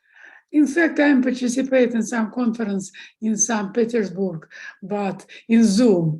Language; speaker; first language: English; non-native, fluent; Russian